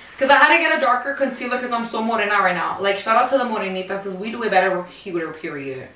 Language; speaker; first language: English; early bilingual, other home language; Spanish